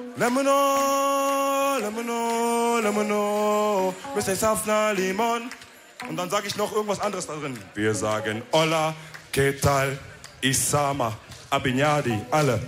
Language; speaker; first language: German; early bilingual, other home language; Wolof